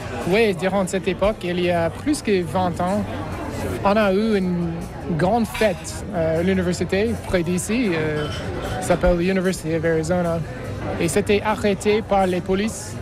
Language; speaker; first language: French; non-native, fluent; English